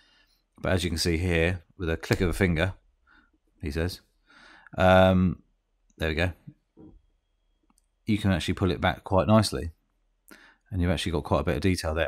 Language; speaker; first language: English; native; English